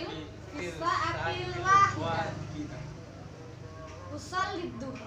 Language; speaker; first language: Arabic; non-native, learner; Indonesian